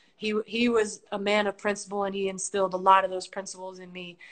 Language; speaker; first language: English; native; English